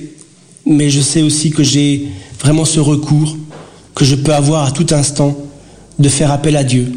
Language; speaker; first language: French; early bilingual, other home language; Portuguese